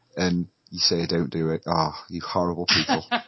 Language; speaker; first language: English; native; English